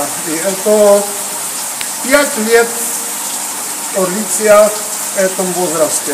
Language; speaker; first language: Russian; non-native, fluent; Czech